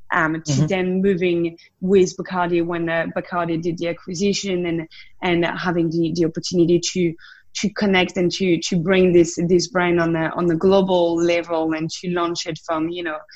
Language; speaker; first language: English; non-native, fluent; French